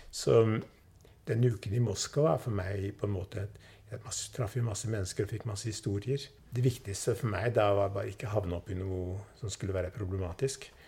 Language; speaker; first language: Norwegian; early bilingual, other home language; Swedish